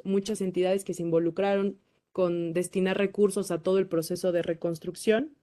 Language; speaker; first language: Spanish; native; Spanish